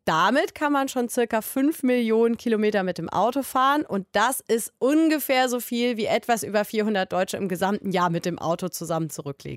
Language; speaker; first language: German; native; German